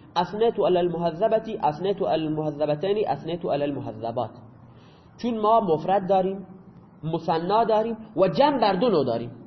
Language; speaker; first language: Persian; non-native, local second language; Baluchi